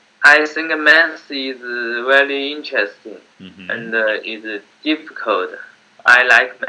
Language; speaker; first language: English; non-native, learner; Chinese